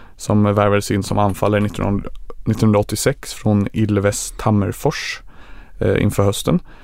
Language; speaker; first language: Swedish; native; Swedish